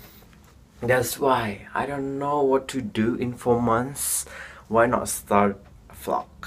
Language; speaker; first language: English; non-native, learner; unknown